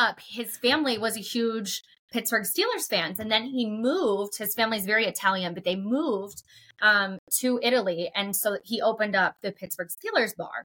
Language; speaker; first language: English; native; English